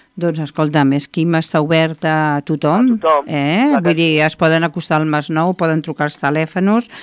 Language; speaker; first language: Catalan; native; Catalan